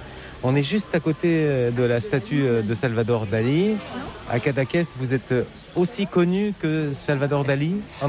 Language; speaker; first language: French; native; French